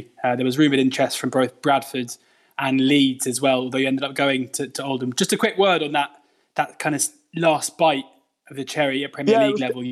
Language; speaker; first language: English; native; English